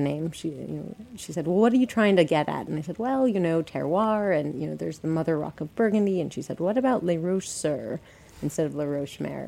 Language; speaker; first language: English; native; English